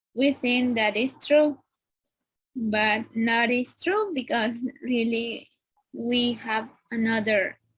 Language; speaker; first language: English; non-native, learner; Spanish